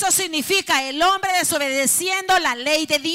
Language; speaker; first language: Spanish; native; Spanish